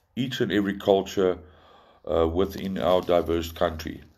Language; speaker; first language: English; non-native, local second language; Afrikaans